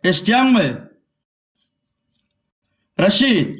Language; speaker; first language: Russian; non-native, learner; Turkmen